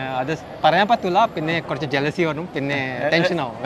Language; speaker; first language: Malayalam; non-native, learner; Chinese